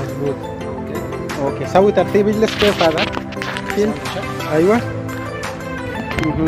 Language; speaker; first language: Arabic; non-native, learner; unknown